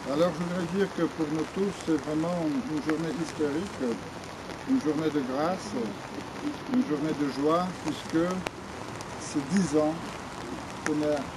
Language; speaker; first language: French; non-native, fluent; Russian